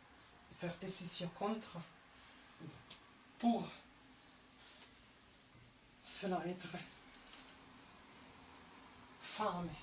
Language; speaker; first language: French; non-native, learner; German